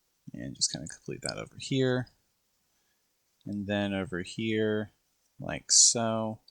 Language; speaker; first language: English; native; English